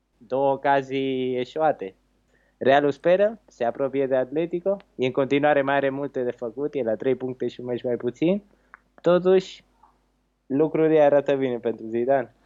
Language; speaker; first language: Romanian; native; Romanian